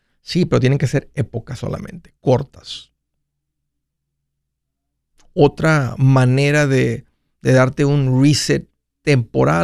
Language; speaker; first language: Spanish; native; Spanish